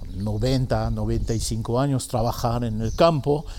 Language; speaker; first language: Spanish; non-native, fluent; French